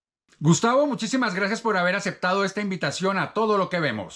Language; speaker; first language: Spanish; native; Spanish